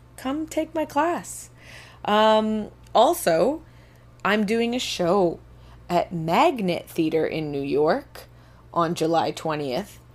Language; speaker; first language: English; native; English